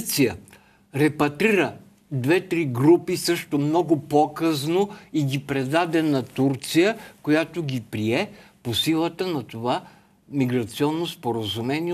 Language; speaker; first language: Bulgarian; native; Bulgarian